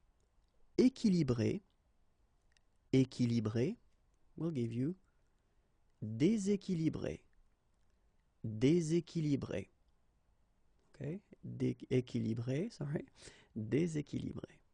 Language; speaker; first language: French; native; French